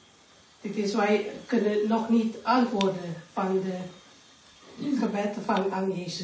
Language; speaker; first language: Dutch; non-native, learner; Indonesian